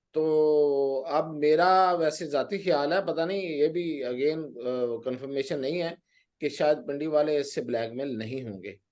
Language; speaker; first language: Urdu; non-native, local second language; Punjabi